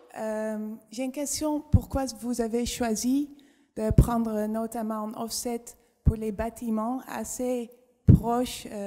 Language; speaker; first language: French; non-native, fluent; Dutch